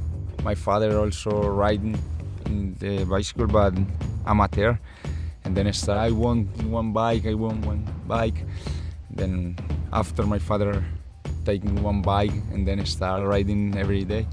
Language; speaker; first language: English; non-native, learner; Spanish